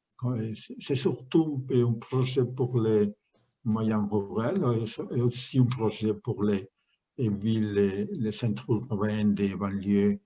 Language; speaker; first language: French; non-native, learner; Spanish